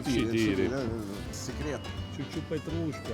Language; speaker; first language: Russian; non-native, learner; Italian